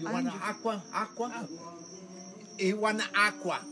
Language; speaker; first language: English; non-native, learner; Italian